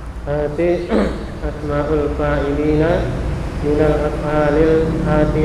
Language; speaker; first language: Arabic; non-native, learner; Indonesian